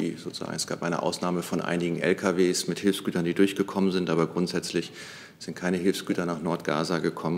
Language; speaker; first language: German; native; German